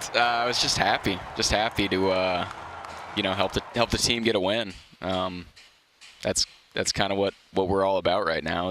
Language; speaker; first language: English; native; English